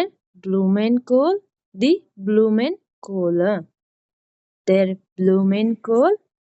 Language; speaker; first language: German; non-native, learner; Nepali